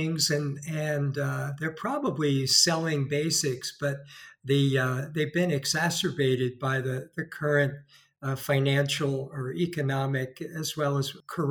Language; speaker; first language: English; native; English